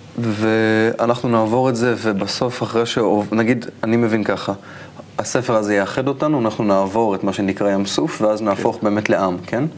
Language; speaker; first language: Hebrew; native; Hebrew